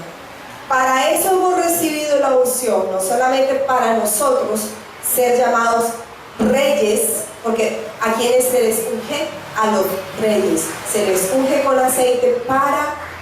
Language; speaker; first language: Spanish; native; Spanish